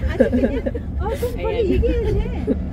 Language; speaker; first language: Korean; non-native, learner; Filipino